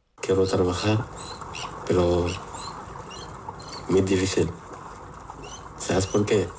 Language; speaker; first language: Spanish; non-native, learner; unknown